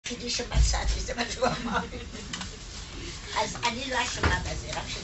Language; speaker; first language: Hebrew; non-native, fluent; German